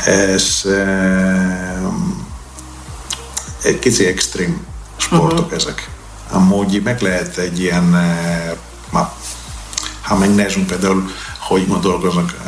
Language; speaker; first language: Hungarian; non-native, fluent; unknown